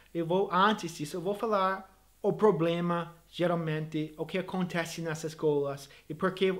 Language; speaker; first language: Portuguese; non-native, fluent; English